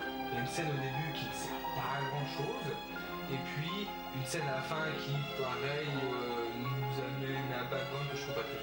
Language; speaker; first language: French; native; French